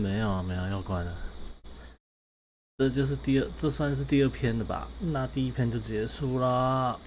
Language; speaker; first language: Chinese; native; Chinese